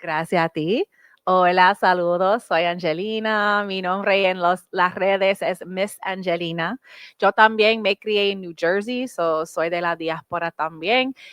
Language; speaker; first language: Spanish; non-native, learner; English